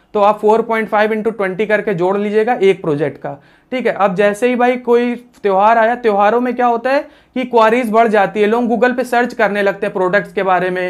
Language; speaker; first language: Hindi; native; Hindi